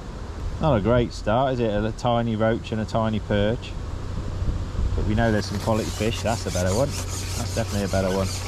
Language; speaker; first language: English; native; English